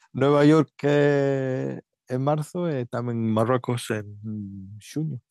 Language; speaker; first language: Galician; early bilingual, heritage; Galician